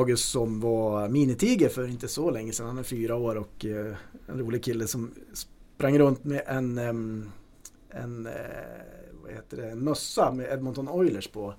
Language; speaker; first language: Swedish; native; Swedish